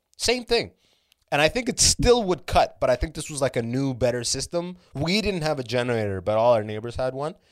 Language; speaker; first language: English; early bilingual, other home language; Arabic